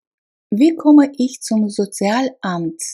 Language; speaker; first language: German; non-native, fluent; Russian